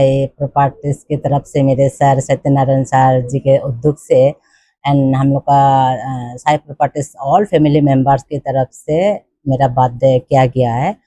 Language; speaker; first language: Hindi; non-native, local second language; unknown